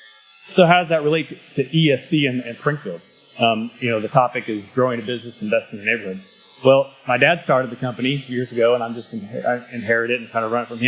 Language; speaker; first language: English; native; English